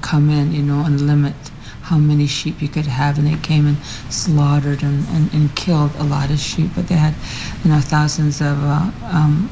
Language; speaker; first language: English; early bilingual, other home language; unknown